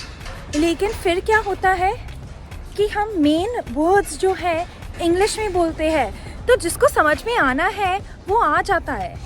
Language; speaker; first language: Hindi; non-native, local second language; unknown